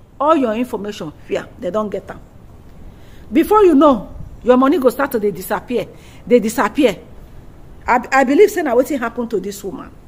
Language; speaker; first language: Nigerian Pidgin; native; Nigerian Pidgin